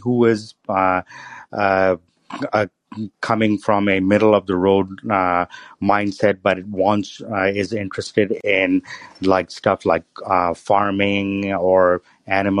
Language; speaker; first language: English; non-native, local second language; Urdu